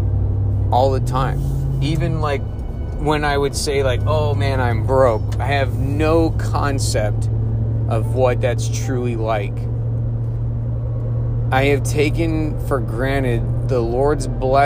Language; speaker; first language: English; native; English